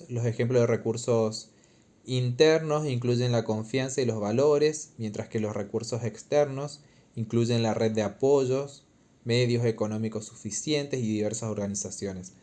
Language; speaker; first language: Spanish; native; Spanish